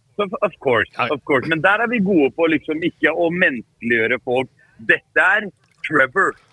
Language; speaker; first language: Norwegian; early bilingual, other home language; Arabic